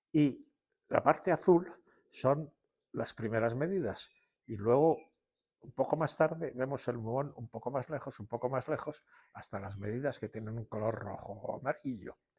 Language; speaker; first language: Spanish; native; Spanish